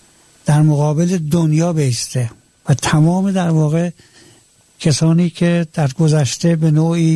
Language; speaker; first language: Persian; native; Persian